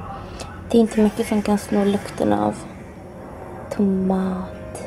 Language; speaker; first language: Swedish; native; Swedish